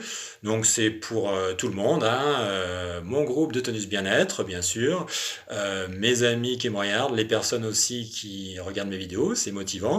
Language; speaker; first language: French; native; French